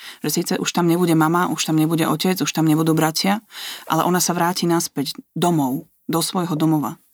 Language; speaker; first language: Slovak; native; Slovak